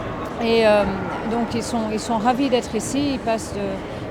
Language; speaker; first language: French; native; French